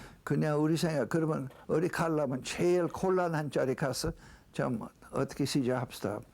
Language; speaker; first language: Korean; non-native, learner; English